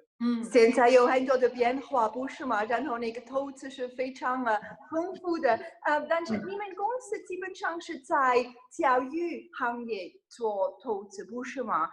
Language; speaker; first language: Chinese; non-native, fluent; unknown